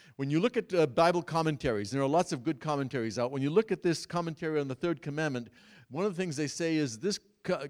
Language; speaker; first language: English; native; English